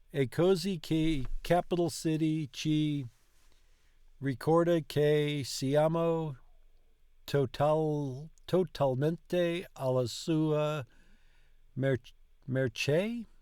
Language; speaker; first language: Italian; non-native, learner; English